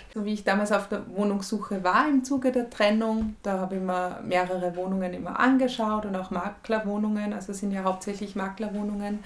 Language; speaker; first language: German; native; German